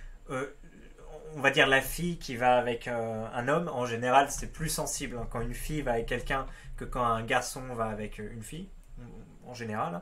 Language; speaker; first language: French; native; French